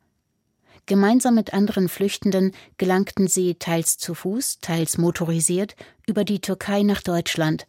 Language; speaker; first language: German; native; German